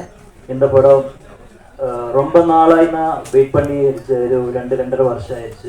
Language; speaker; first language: Tamil; non-native, learner; Malayalam